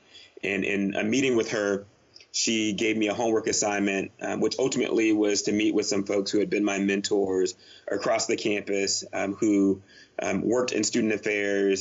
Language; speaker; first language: English; native; English